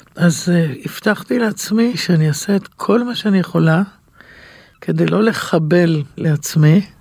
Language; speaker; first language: Hebrew; native; Hebrew